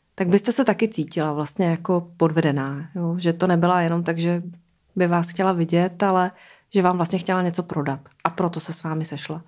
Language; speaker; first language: Czech; native; Czech